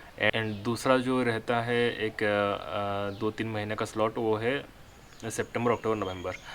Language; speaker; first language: Hindi; non-native, local second language; Odia